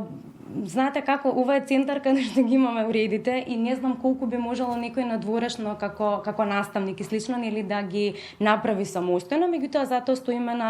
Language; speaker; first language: Macedonian; native; Macedonian